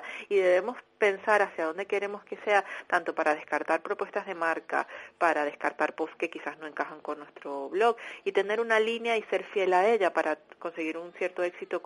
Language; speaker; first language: Spanish; native; Spanish